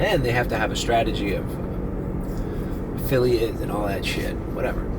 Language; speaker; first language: English; early bilingual, other home language; Spanish